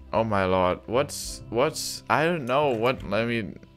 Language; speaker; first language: English; non-native, fluent; German